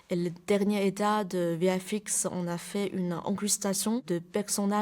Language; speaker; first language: French; non-native, fluent; Chinese